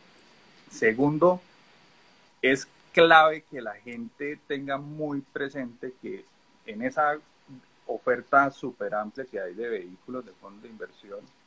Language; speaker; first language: Spanish; native; Spanish